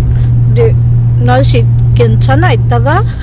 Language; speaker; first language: Korean; non-native, learner; Filipino